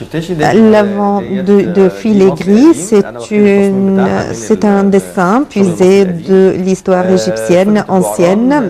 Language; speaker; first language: French; non-native, fluent; Arabic